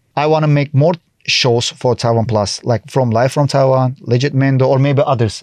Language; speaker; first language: English; non-native, fluent; Turkish